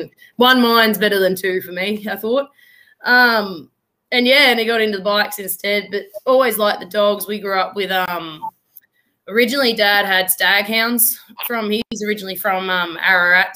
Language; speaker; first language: English; native; English